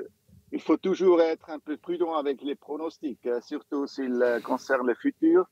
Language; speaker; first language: French; non-native, local second language; German